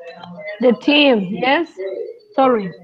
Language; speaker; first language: English; non-native, learner; Spanish